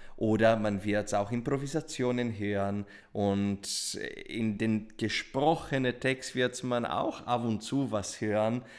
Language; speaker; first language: German; non-native, fluent; Portuguese